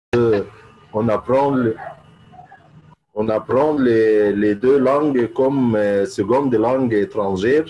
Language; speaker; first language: French; non-native, fluent; Arabic